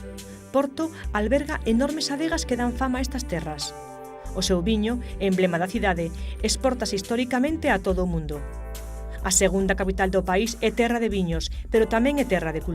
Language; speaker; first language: Galician; native; Galician